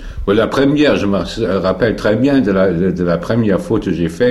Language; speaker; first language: French; non-native, fluent; German